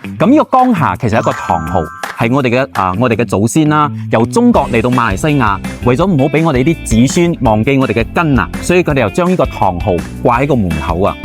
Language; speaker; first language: Cantonese; non-native, local second language; Hakka Chinese